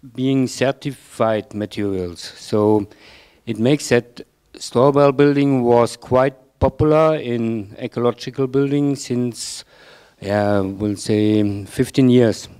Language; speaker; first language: English; non-native, fluent; German